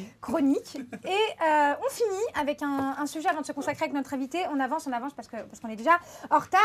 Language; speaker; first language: French; native; French